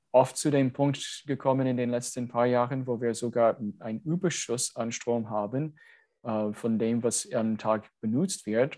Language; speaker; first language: German; non-native, fluent; English